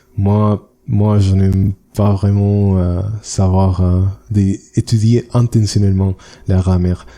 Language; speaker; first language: French; non-native, learner; Spanish